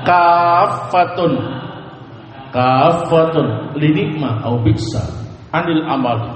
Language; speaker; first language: Arabic; non-native, fluent; Indonesian